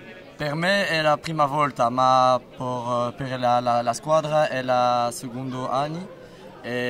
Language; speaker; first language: Italian; non-native, learner; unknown